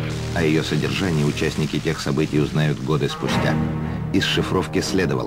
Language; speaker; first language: Russian; native; Russian